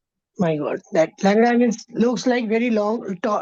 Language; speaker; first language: English; non-native, fluent; Bangla